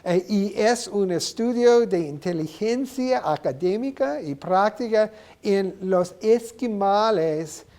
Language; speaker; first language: Spanish; non-native, learner; English